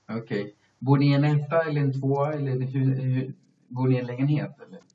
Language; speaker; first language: Swedish; non-native, fluent; Spanish